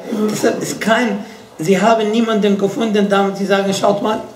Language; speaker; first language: German; non-native, fluent; Arabic